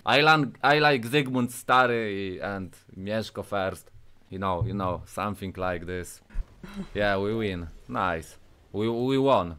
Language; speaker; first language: English; non-native, learner; Polish